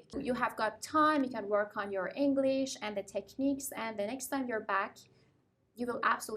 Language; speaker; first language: English; non-native, fluent; Persian